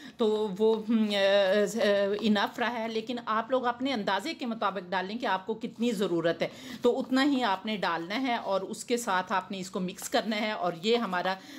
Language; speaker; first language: Hindi; native; Hindi